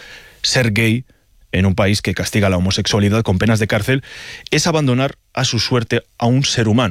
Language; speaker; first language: Spanish; native; Spanish